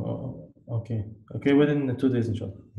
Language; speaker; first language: English; non-native, learner; Arabic